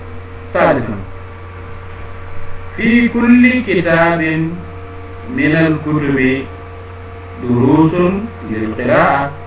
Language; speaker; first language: Arabic; non-native, fluent; Wolof